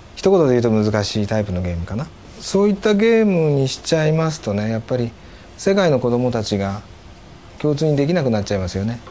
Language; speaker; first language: Japanese; native; Japanese